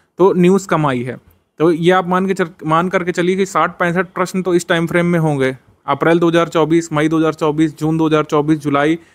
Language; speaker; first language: Hindi; native; Hindi